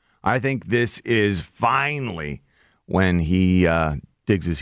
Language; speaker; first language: English; native; English